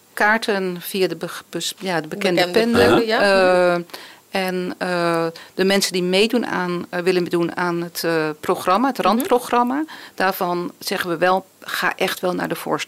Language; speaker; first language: Dutch; native; Dutch